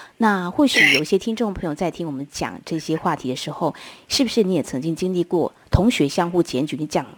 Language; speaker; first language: Chinese; non-native, local second language; Min Nan Chinese